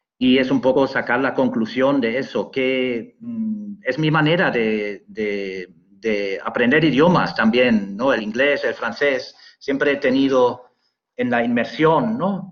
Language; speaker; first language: Spanish; non-native, fluent; German